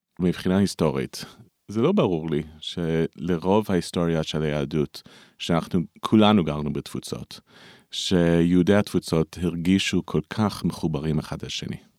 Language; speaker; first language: Hebrew; non-native, fluent; English